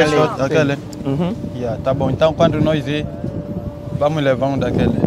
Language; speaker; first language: Portuguese; native; Portuguese